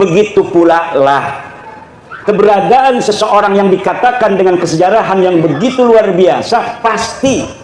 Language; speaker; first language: Indonesian; non-native, local second language; Javanese